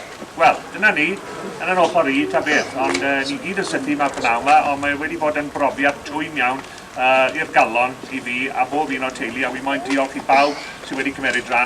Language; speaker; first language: Welsh; native; Welsh